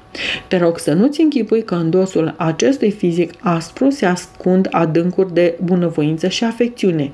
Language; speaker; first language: Romanian; native; Romanian